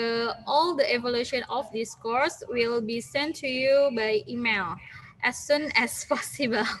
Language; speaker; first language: English; non-native, local second language; Indonesian